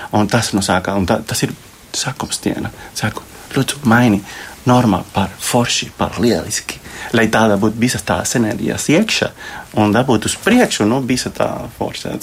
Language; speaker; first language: Latvian; non-native, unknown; Spanish